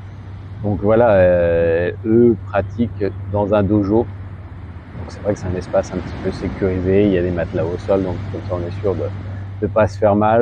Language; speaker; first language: French; native; French